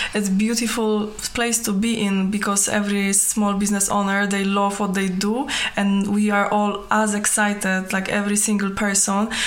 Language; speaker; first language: English; non-native, fluent; Polish